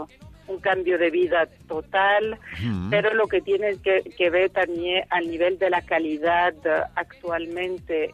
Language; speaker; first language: Spanish; non-native, fluent; French